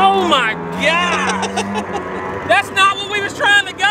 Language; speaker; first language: English; native; English